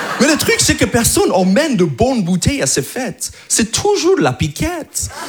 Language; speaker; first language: French; non-native, fluent; English